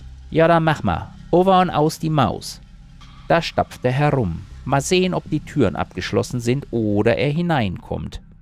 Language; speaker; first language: German; native; German